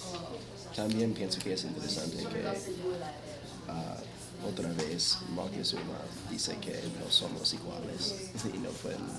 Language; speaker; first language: Spanish; non-native, fluent; English